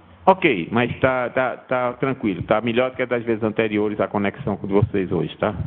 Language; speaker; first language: Portuguese; native; Portuguese